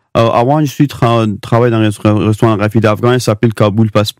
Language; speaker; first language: French; non-native, learner; Pashto